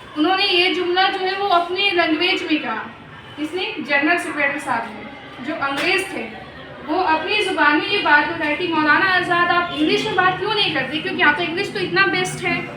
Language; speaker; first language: Urdu; native; Urdu